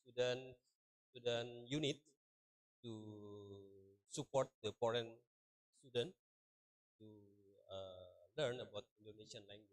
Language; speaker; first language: English; non-native, learner; Indonesian